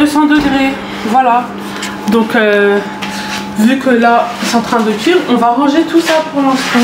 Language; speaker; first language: French; native; French